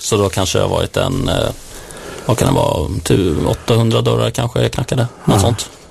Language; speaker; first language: Swedish; native; Swedish